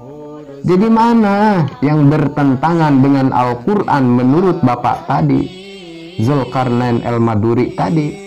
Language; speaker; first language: Indonesian; non-native, local second language; Sundanese